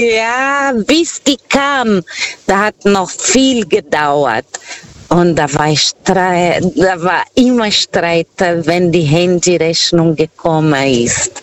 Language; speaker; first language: German; non-native, fluent; Portuguese